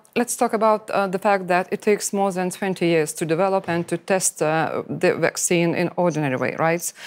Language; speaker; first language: English; non-native, fluent; Lithuanian